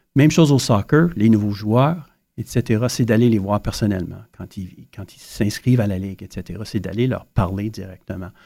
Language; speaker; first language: French; native; French